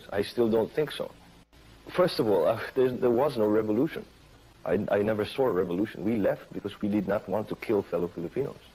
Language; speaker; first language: English; non-native, fluent; Filipino